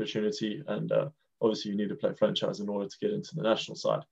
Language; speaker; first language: English; native; English